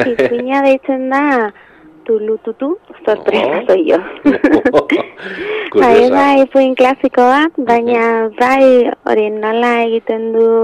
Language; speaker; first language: Basque; non-native, local second language; Spanish